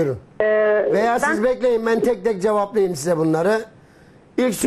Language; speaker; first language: Turkish; native; Turkish